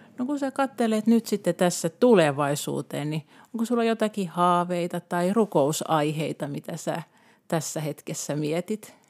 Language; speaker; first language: Finnish; native; Finnish